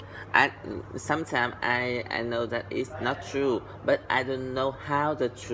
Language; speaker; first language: English; non-native, learner; Vietnamese